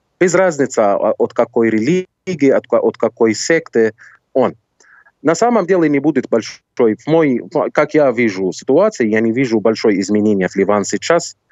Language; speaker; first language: Russian; non-native, fluent; Arabic